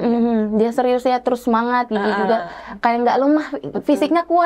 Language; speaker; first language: Indonesian; native; Indonesian